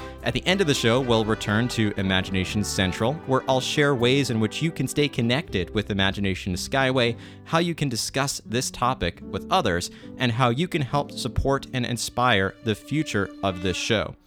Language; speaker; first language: English; native; English